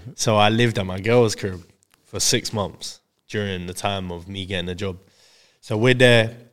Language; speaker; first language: English; native; English